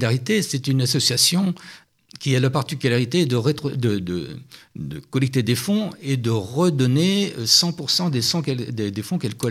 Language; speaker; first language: French; native; French